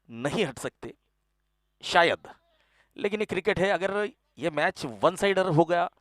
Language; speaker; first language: Hindi; non-native, local second language; Marathi